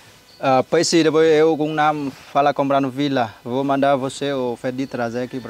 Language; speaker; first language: Portuguese; non-native, learner; Vietnamese